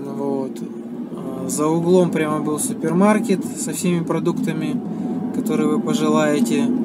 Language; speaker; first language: Russian; native; Russian